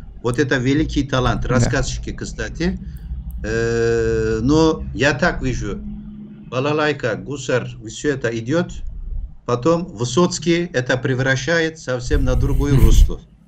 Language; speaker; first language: Russian; non-native, fluent; Turkish